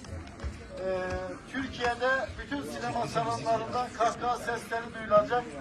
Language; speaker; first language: Turkish; native; Turkish